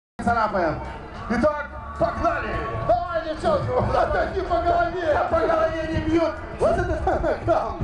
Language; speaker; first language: Russian; native; Russian